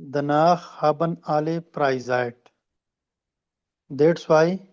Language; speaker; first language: German; non-native, learner; Urdu